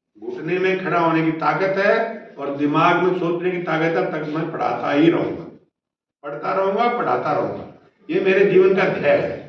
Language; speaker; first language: Hindi; native; Hindi